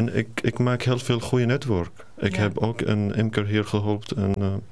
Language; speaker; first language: Dutch; non-native, learner; Arabic